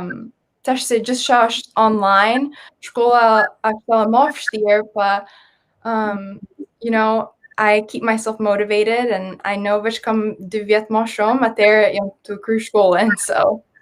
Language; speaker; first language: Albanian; early bilingual, heritage; Albanian